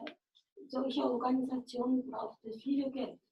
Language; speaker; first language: German; non-native, fluent; Japanese